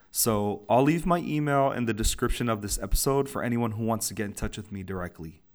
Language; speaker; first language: English; native; English